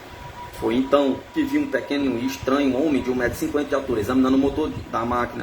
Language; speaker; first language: Portuguese; native; Portuguese